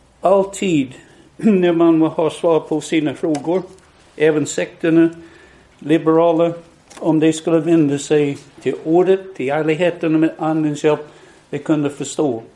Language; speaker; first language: Swedish; non-native, fluent; English